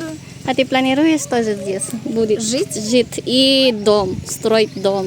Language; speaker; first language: Russian; non-native, learner; Filipino